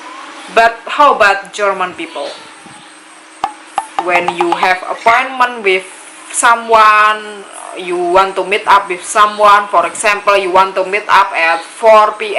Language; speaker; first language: English; non-native, learner; Indonesian